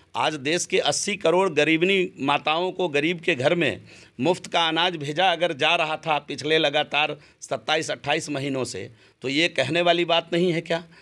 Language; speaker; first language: Hindi; native; Hindi